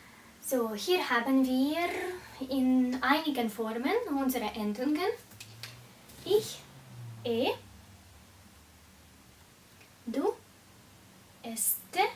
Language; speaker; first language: German; non-native, fluent; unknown